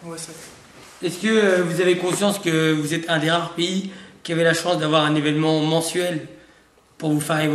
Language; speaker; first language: French; native; French